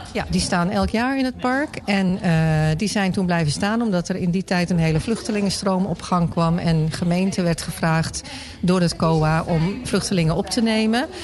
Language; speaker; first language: Dutch; native; Dutch